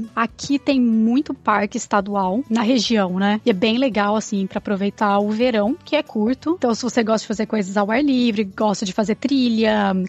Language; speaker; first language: Portuguese; native; Portuguese